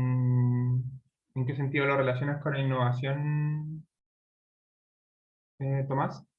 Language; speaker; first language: Spanish; native; Spanish